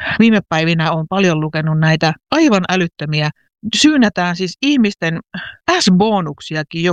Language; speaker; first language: Finnish; native; Finnish